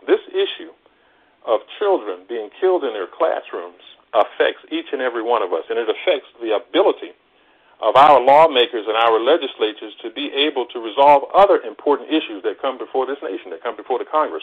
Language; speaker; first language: English; native; English